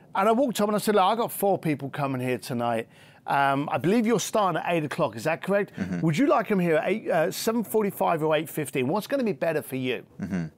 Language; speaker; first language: English; native; English